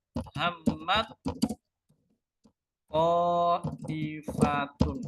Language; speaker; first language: Arabic; non-native, fluent; Indonesian